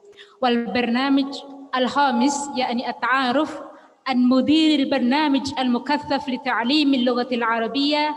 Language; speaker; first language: Arabic; non-native, fluent; Indonesian